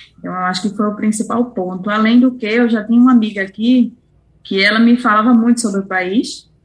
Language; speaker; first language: Portuguese; native; Portuguese